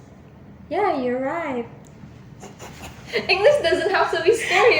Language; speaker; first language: English; non-native, learner; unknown